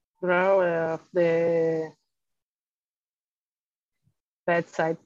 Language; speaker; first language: English; non-native, learner; Portuguese